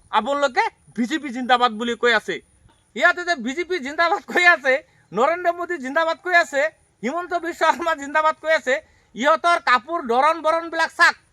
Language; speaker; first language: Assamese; non-native, local second language; Bangla